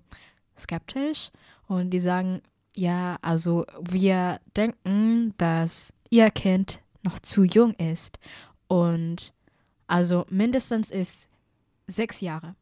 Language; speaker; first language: German; non-native, fluent; Indonesian